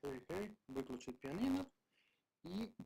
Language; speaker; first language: Russian; non-native, learner; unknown